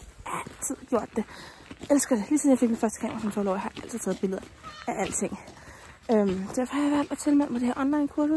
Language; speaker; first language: Danish; native; Danish